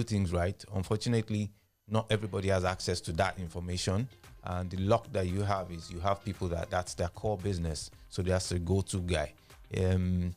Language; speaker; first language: English; non-native, local second language; Yoruba